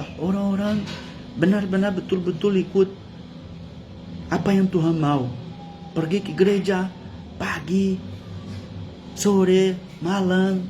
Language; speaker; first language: Indonesian; non-native, learner; Portuguese